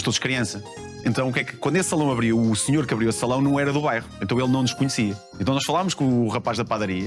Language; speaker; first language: Portuguese; native; Portuguese